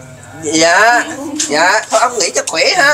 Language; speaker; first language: Vietnamese; native; Vietnamese